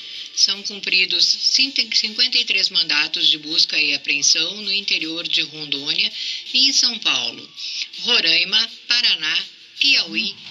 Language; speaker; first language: Portuguese; native; Portuguese